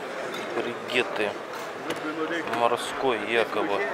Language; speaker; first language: Russian; native; Russian